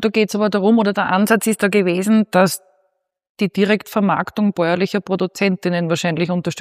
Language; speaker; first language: German; native; German